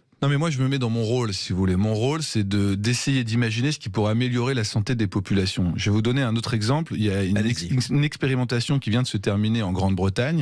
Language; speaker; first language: French; native; French